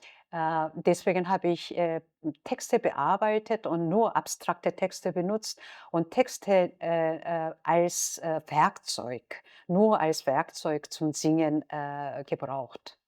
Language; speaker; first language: German; non-native, fluent; Korean